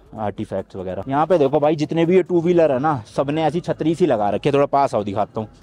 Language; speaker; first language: Hindi; native; Hindi